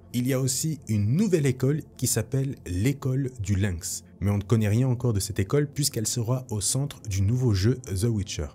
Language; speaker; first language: French; native; French